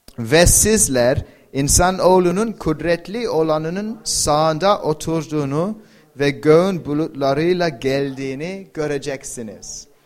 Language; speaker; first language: Turkish; non-native, fluent; English